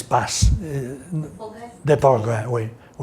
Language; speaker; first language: French; non-native, learner; Italian